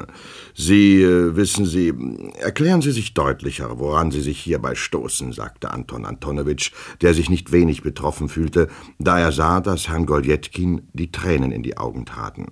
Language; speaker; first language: German; native; German